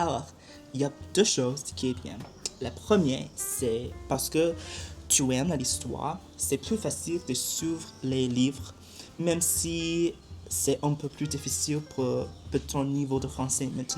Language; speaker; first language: French; non-native, learner; Chinese